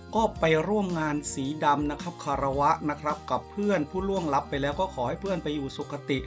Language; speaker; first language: Thai; native; Thai